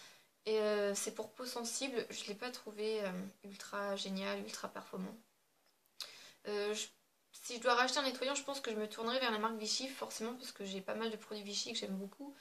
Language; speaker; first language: French; native; French